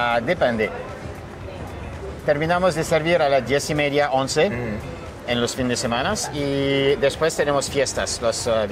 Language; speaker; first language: Spanish; non-native, fluent; French